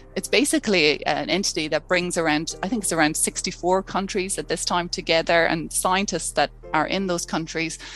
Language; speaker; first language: English; native; English